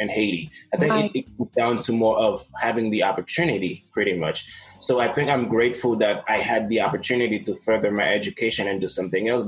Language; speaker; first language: English; non-native, fluent; Haitian Creole